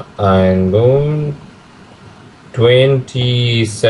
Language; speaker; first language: English; non-native, learner; Russian